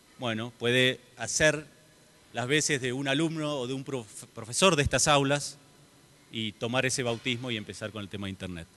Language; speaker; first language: Spanish; native; Spanish